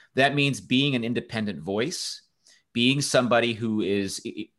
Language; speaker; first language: English; native; English